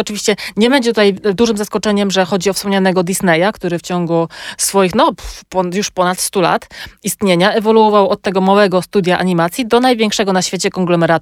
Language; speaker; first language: Polish; native; Polish